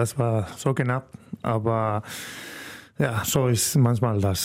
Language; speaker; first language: German; non-native, learner; Spanish